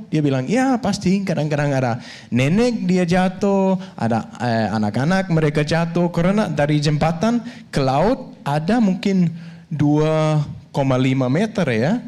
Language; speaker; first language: Indonesian; non-native, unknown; Danish